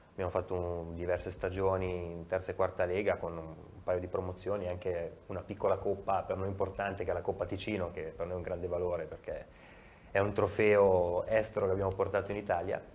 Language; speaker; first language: Italian; native; Italian